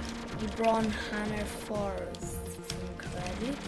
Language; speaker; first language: Welsh; non-native, local second language; English